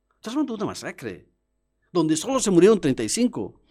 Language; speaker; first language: Spanish; native; Spanish